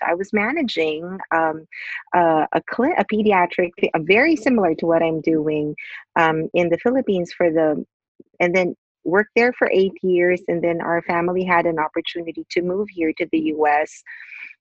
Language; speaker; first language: English; non-native, local second language; Filipino